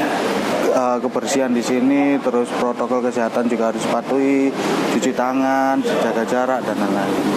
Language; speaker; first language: Indonesian; non-native, local second language; Javanese